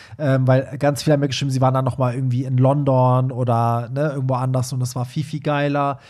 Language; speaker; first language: German; early bilingual, other home language; Persian